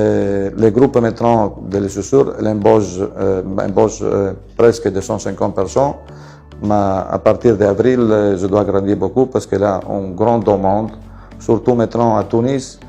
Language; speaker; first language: French; non-native, fluent; Italian